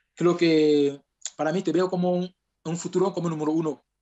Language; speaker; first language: Spanish; non-native, fluent; French